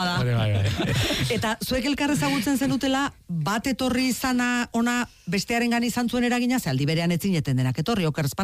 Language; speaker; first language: Basque; native; Basque